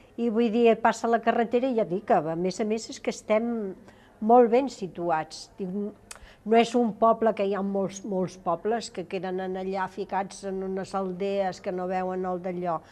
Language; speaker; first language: Catalan; non-native, local second language; Galician